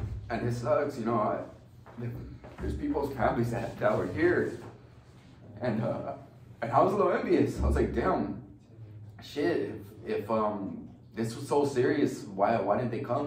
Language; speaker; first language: English; early bilingual, other home language; Spanish